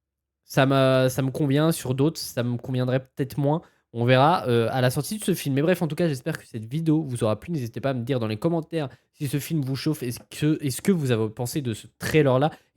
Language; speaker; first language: French; native; French